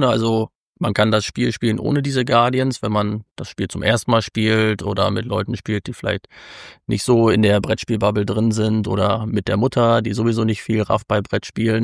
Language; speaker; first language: German; native; German